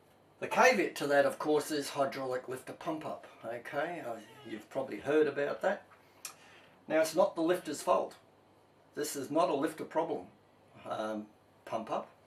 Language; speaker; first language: English; native; English